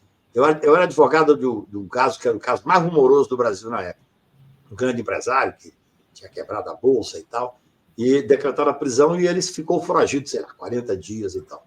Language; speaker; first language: Portuguese; native; Portuguese